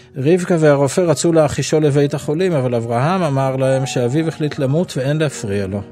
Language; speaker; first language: Hebrew; native; Hebrew